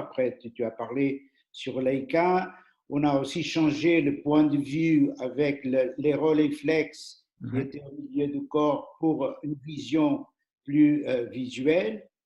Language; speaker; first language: French; non-native, fluent; Portuguese